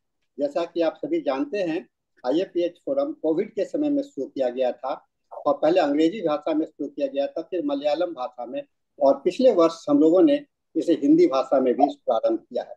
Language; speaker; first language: Hindi; native; Hindi